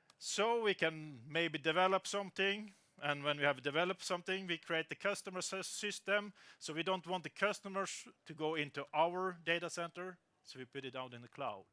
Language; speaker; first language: English; non-native, fluent; Norwegian